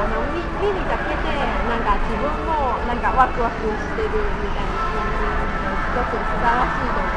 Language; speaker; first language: Japanese; non-native, fluent; Chinese